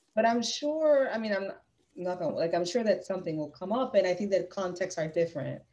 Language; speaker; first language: English; non-native, fluent; Spanish